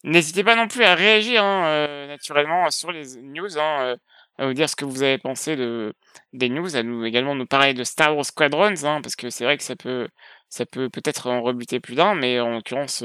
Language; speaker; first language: French; native; French